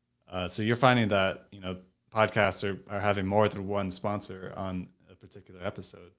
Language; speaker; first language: English; native; English